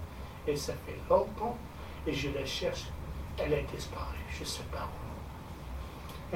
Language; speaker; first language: French; non-native, fluent; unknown